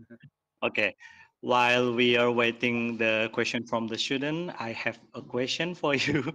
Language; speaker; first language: English; non-native, learner; Indonesian